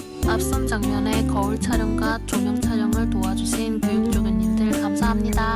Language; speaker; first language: Korean; native; Korean